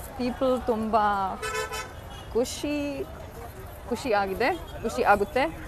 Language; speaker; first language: Kannada; non-native, learner; German